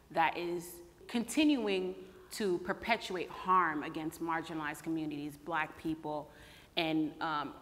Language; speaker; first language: English; native; English